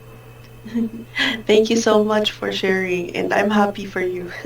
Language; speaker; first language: English; non-native, fluent; Filipino